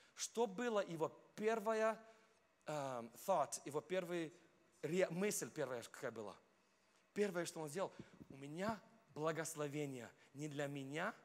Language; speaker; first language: Russian; non-native, fluent; English